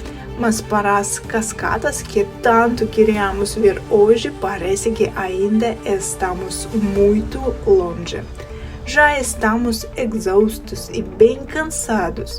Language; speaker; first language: Portuguese; non-native, fluent; Russian